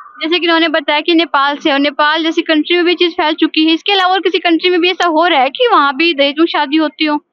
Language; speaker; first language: Hindi; native; Hindi